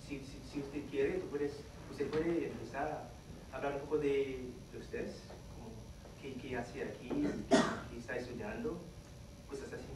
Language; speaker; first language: Spanish; non-native, fluent; Haitian Creole